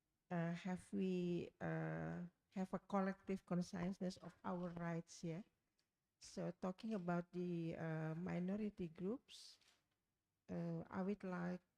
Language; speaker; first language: English; non-native, learner; Indonesian